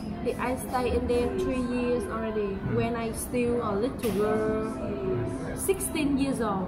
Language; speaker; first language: English; non-native, learner; Vietnamese